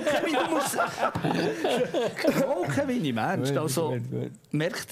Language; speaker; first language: German; native; German